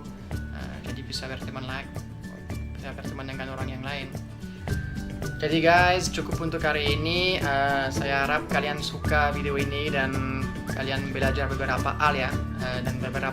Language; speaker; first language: Indonesian; non-native, fluent; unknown